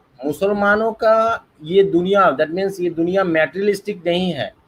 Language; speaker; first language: Hindi; non-native, learner; Bangla